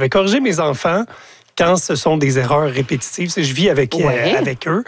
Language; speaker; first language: French; native; French